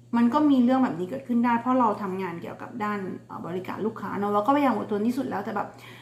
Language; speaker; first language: Thai; native; Thai